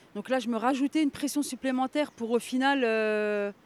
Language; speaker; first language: French; native; French